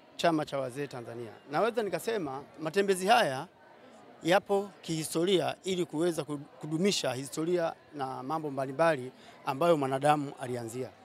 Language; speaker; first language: Swahili; non-native, local second language; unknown